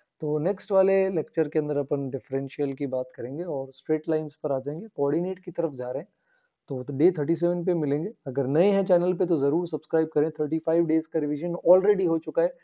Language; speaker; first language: Hindi; native; Hindi